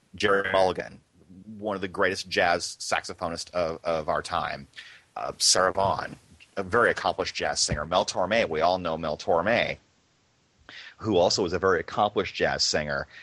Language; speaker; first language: English; native; English